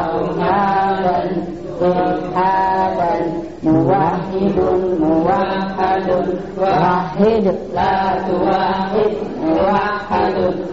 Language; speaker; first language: Arabic; non-native, learner; Indonesian